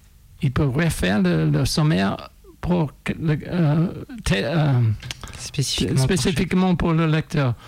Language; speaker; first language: French; non-native, fluent; English